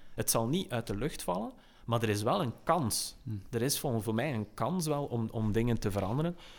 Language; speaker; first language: Dutch; native; Dutch